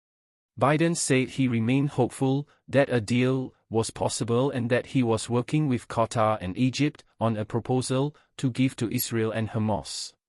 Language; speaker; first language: English; non-native, fluent; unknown